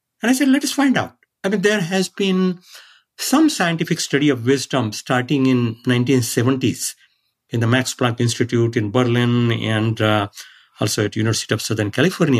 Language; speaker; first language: English; non-native, local second language; Marathi